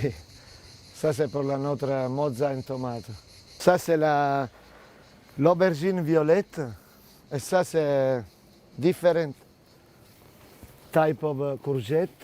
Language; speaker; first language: French; non-native, fluent; Italian